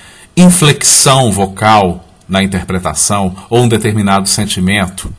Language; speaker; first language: Portuguese; native; Portuguese